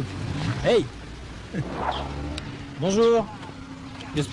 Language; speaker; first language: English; non-native, learner; French